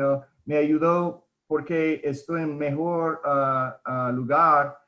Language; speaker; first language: Spanish; early bilingual, heritage; Spanish